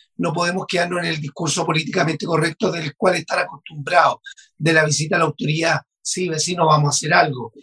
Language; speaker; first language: Spanish; native; Spanish